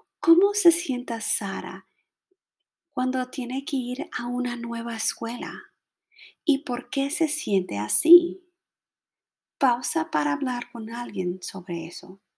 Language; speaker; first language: Spanish; non-native, fluent; English